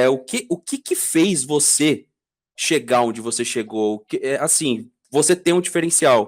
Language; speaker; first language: Portuguese; native; Portuguese